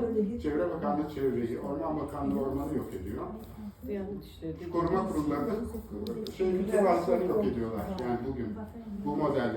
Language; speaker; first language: Turkish; native; Turkish